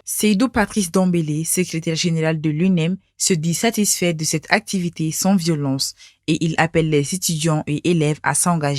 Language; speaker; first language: French; non-native, local second language; Bambara